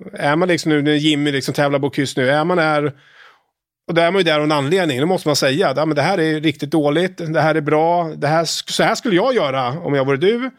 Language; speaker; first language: Swedish; native; Swedish